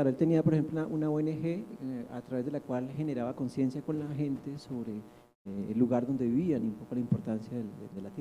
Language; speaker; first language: Spanish; native; Spanish